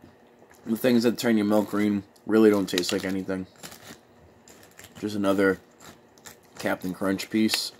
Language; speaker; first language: English; native; English